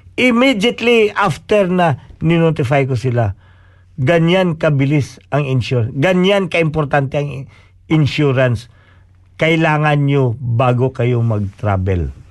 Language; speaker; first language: Filipino; native; Filipino